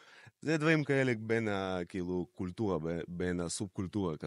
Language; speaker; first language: Hebrew; non-native, fluent; Russian